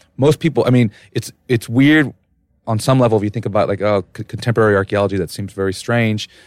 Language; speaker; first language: English; native; English